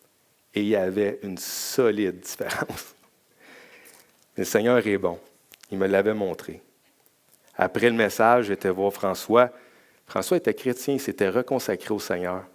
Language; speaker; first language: French; native; French